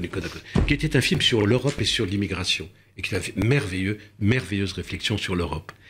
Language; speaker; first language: French; early bilingual, other home language; Romanian